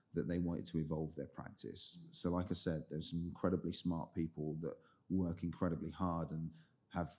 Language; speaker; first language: English; native; English